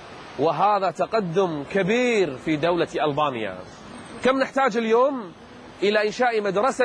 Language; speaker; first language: Arabic; native; Arabic